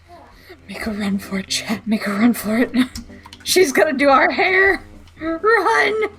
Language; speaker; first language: English; native; English